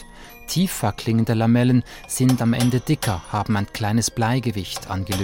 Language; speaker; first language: German; native; German